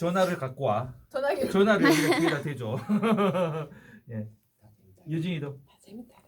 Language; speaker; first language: Korean; native; Korean